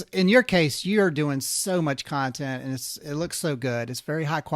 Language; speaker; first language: English; native; English